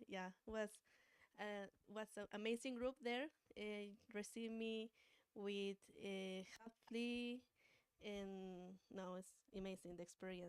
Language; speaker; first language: English; non-native, learner; Spanish